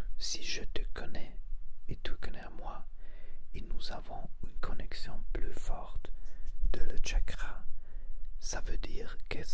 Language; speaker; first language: French; non-native, learner; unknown